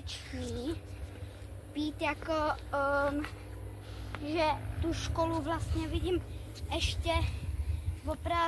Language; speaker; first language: Czech; native; Czech